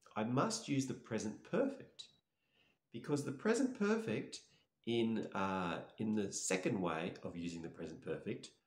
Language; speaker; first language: English; native; English